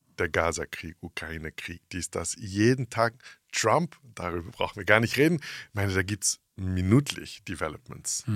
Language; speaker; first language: German; early bilingual, heritage; English